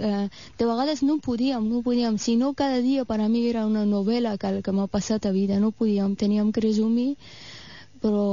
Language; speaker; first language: Catalan; non-native, fluent; Persian